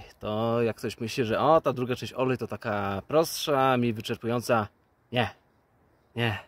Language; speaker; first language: Polish; native; Polish